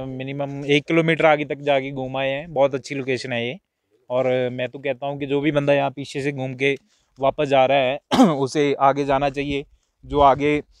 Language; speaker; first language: Hindi; native; Hindi